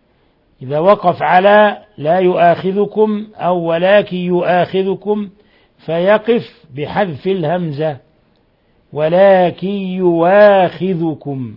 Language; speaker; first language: Arabic; native; Arabic